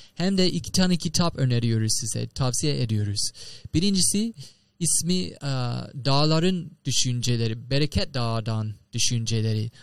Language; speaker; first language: Turkish; non-native, fluent; English